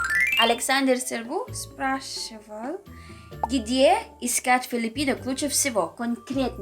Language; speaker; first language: Russian; non-native, learner; Filipino